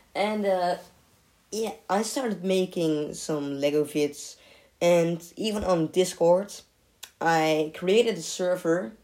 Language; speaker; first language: English; non-native, fluent; Dutch